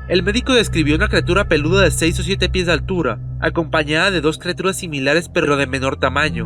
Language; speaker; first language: Spanish; native; Spanish